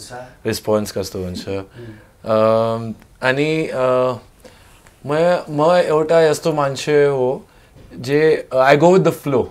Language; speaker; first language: Nepali; non-native, learner; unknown